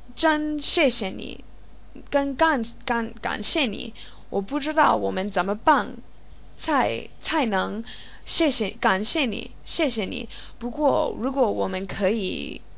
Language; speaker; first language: Chinese; non-native, learner; English